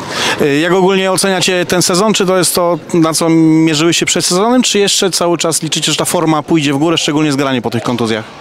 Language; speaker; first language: Polish; native; Polish